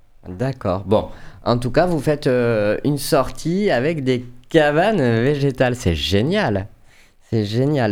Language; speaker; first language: French; native; French